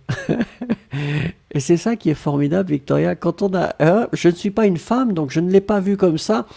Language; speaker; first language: French; native; French